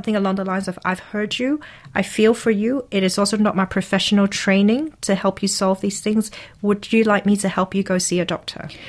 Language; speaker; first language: English; non-native, local second language; Cantonese